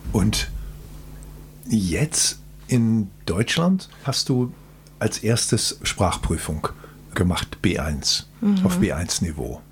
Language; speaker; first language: German; native; German